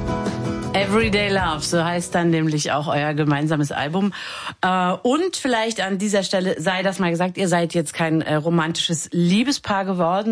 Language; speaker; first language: German; native; German